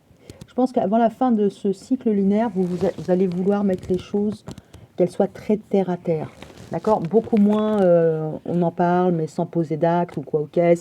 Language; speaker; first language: French; native; French